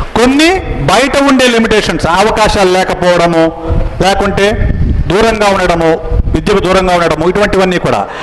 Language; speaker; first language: Telugu; native; Telugu